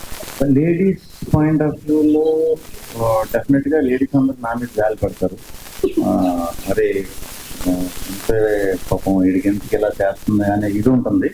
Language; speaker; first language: Telugu; native; Telugu